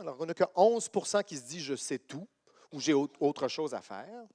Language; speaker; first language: French; native; French